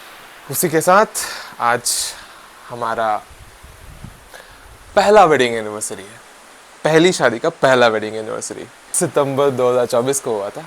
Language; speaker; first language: Hindi; native; Hindi